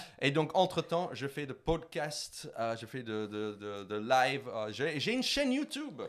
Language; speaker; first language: French; non-native, fluent; English